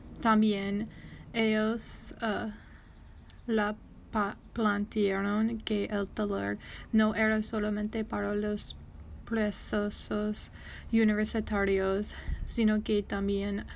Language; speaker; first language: Spanish; non-native, learner; English